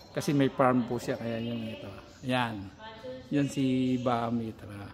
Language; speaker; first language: Filipino; native; Filipino